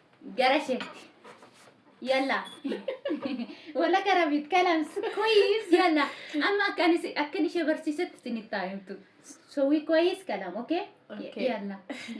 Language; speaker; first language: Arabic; non-native, learner; Oromo